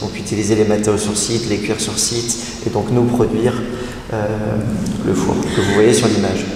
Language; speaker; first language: French; native; French